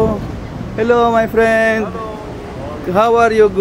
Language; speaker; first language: English; non-native, learner; Filipino